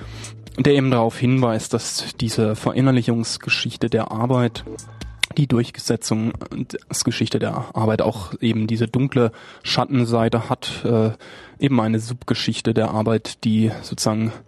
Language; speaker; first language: German; native; German